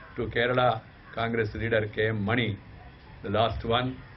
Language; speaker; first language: English; non-native, local second language; Telugu